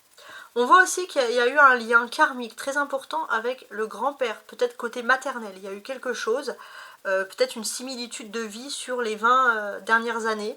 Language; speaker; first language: French; native; French